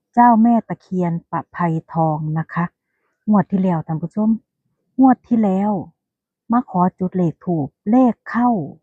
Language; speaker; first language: Thai; native; Thai